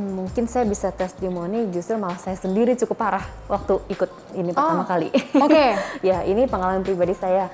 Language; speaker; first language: Indonesian; native; Indonesian